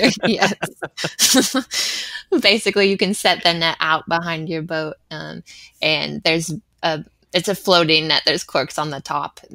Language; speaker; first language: English; native; English